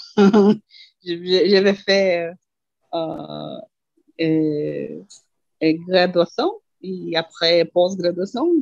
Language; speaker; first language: French; non-native, learner; Portuguese